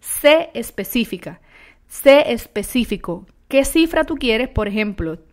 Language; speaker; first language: Spanish; native; Spanish